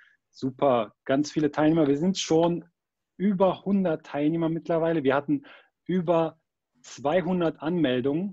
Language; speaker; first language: German; native; German